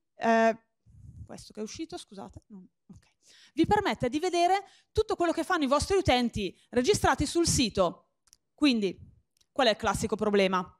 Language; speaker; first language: Italian; native; Italian